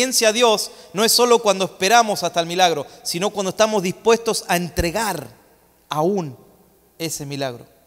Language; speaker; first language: Spanish; native; Spanish